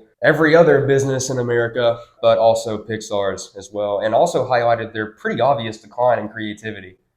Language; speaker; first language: English; native; English